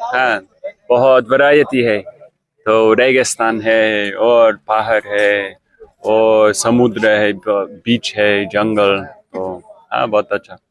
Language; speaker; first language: Hindi; non-native, learner; English